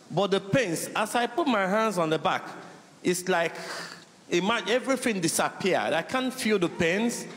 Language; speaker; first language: English; non-native, local second language; Igbo